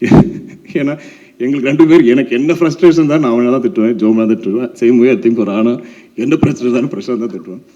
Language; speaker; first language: Tamil; non-native, local second language; Malayalam